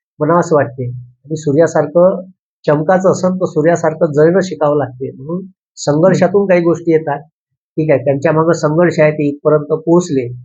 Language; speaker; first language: Marathi; native; Marathi